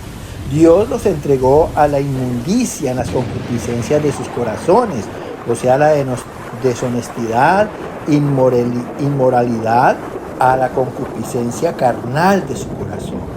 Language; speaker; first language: Spanish; native; Spanish